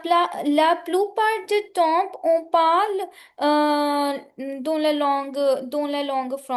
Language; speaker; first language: French; non-native, fluent; Punjabi